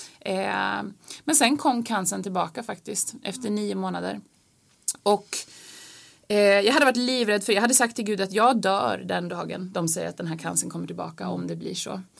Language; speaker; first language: Swedish; native; Swedish